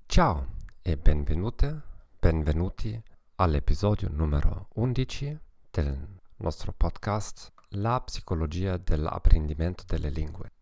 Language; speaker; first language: Italian; non-native, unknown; German